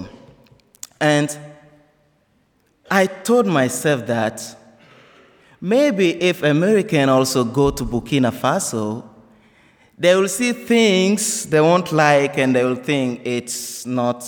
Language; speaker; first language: English; non-native, fluent; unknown